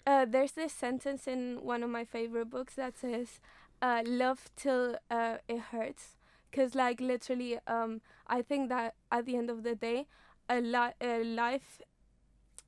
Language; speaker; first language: English; non-native, fluent; Spanish